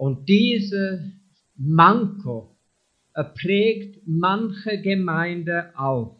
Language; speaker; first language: German; non-native, fluent; English